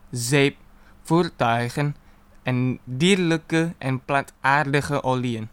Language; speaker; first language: Dutch; non-native, fluent; Indonesian